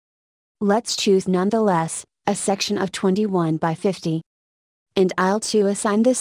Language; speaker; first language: English; non-native, fluent; Spanish